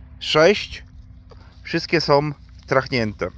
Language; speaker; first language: Polish; native; Polish